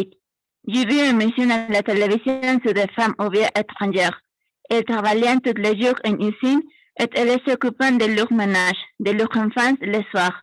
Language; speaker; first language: French; non-native, learner; Spanish